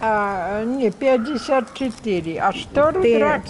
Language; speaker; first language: Russian; non-native, learner; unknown